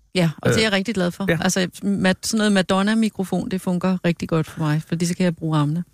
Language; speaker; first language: Danish; native; Danish